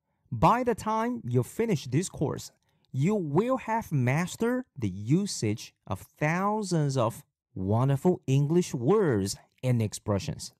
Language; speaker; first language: English; non-native, fluent; Chinese